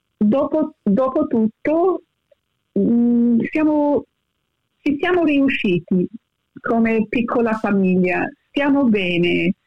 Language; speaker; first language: Italian; early bilingual, heritage; Italian